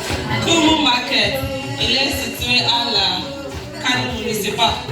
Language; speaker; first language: French; non-native, learner; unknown